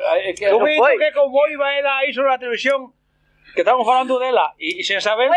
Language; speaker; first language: Spanish; non-native, local second language; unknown